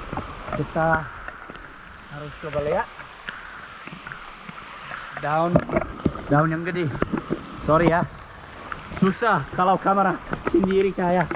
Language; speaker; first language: Indonesian; non-native, fluent; English